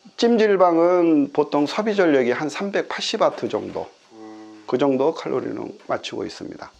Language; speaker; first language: Korean; native; Korean